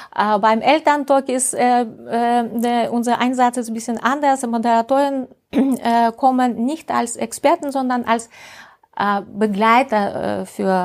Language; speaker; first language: German; non-native, fluent; Russian